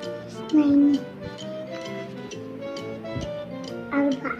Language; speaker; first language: Arabic; non-native, learner; Indonesian